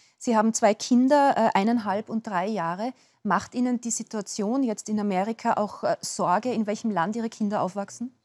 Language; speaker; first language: German; native; German